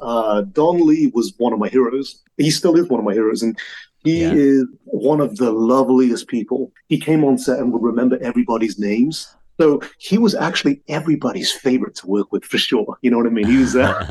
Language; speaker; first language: English; native; English